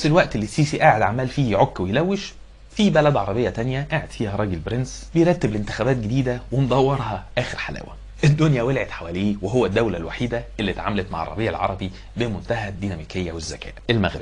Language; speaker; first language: Arabic; native; Arabic